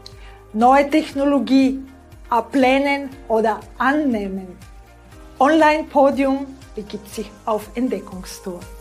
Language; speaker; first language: German; non-native, fluent; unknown